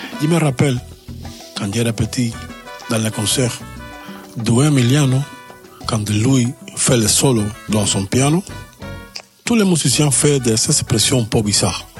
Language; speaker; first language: French; non-native, learner; Spanish